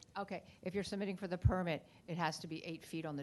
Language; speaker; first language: English; native; English